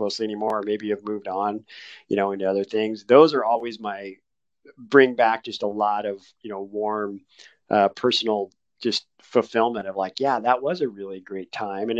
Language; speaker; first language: English; native; English